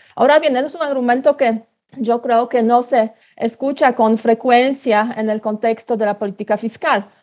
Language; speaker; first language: Spanish; non-native, fluent; Polish